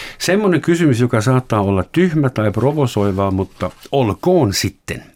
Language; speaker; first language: Finnish; non-native, fluent; German